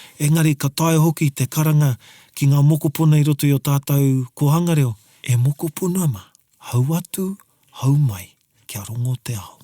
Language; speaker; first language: Māori; non-native, local second language; English